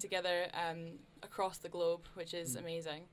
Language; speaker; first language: English; native; English